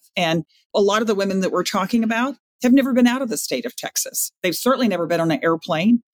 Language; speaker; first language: English; native; English